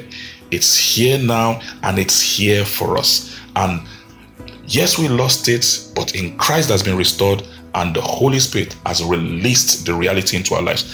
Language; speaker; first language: English; non-native, local second language; Yoruba